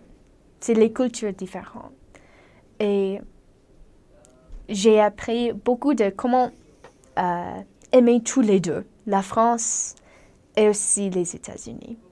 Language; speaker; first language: French; non-native, fluent; English